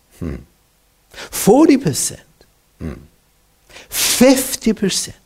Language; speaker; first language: English; non-native, fluent; German